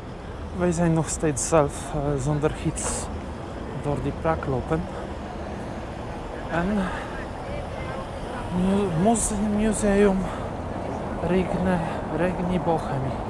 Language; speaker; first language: Dutch; non-native, learner; Polish